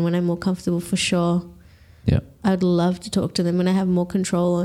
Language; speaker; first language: English; native; English